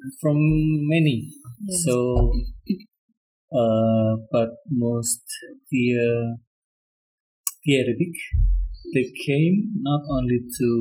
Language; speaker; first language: English; non-native, learner; Indonesian